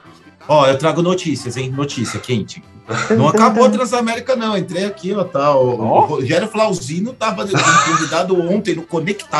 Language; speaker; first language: Portuguese; native; Portuguese